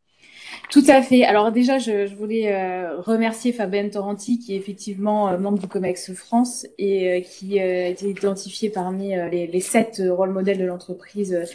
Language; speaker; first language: French; native; French